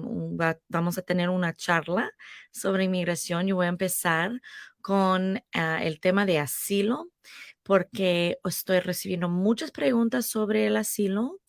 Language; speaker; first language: Spanish; non-native, fluent; English